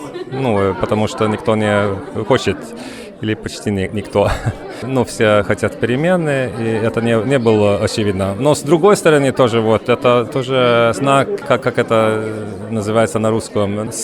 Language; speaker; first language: Russian; non-native, learner; Swedish